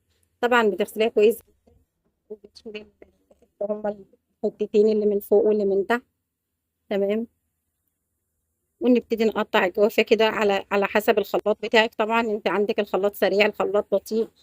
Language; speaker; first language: Arabic; native; Arabic